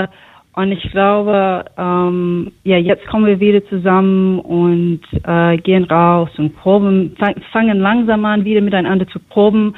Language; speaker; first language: German; non-native, fluent; English